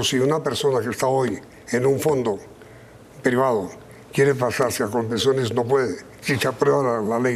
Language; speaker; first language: Spanish; native; Spanish